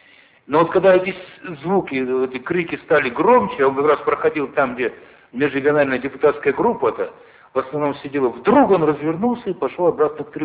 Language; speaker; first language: Russian; non-native, local second language; Ossetic